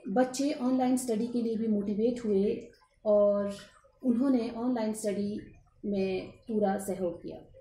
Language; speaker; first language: Hindi; native; Hindi